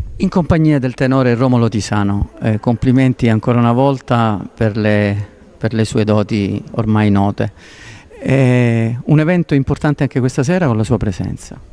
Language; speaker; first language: Italian; native; Italian